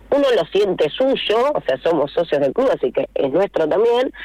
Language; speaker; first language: Spanish; native; Spanish